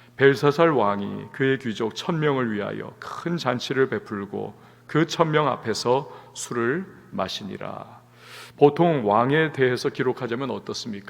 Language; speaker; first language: Korean; native; Korean